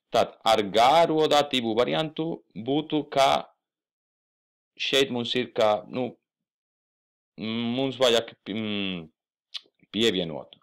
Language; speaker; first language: Latvian; non-native, fluent; Spanish